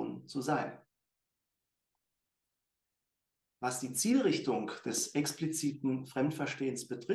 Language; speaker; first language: German; native; German